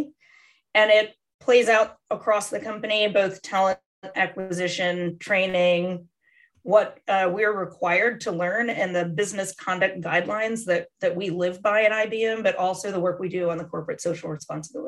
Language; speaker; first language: English; native; English